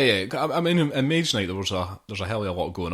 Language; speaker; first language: English; native; English